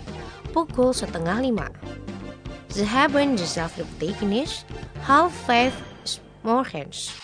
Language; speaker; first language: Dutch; non-native, learner; Indonesian